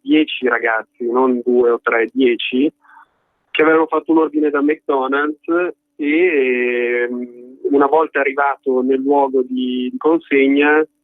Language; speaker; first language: Italian; native; Italian